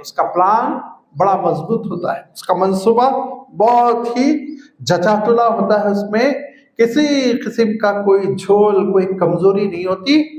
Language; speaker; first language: Urdu; native; Urdu